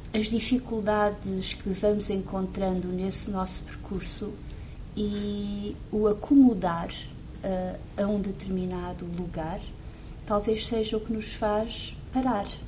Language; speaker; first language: Portuguese; early bilingual, heritage; Portuguese